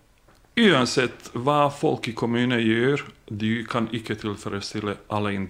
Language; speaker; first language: Norwegian; non-native, fluent; Bosnian